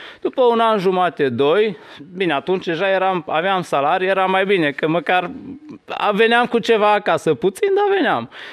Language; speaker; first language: Romanian; non-native, local second language; Hungarian